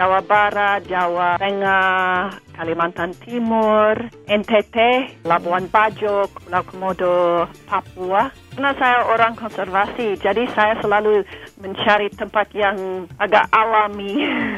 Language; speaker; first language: Indonesian; non-native, fluent; English